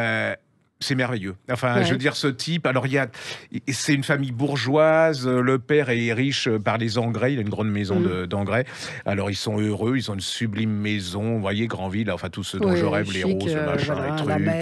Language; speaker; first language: French; native; French